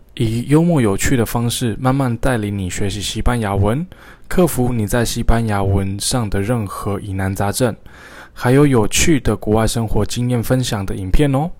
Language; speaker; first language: Chinese; early bilingual, heritage; Chinese